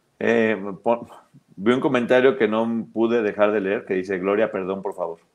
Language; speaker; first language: Spanish; native; Spanish